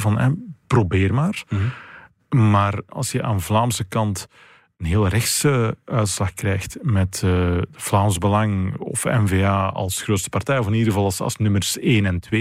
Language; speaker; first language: Dutch; native; Dutch